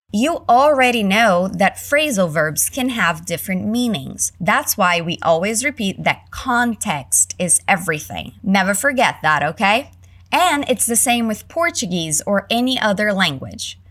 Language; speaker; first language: English; early bilingual, other home language; Portuguese